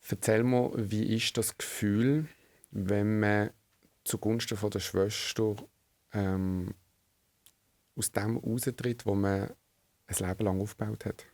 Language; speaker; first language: German; native; German